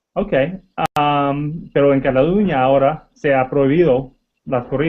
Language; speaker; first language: Spanish; non-native, learner; English